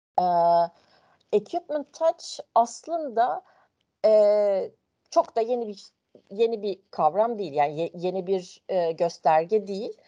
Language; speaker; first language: Turkish; native; Turkish